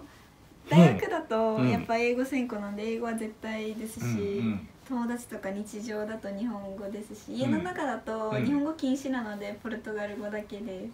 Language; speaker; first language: Japanese; early bilingual, other home language; Portuguese